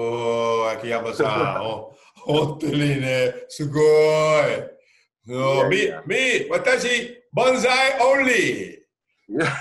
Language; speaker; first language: Japanese; non-native, learner; English